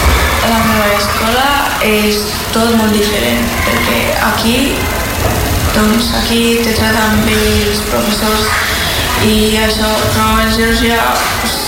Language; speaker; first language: Catalan; non-native, learner; Georgian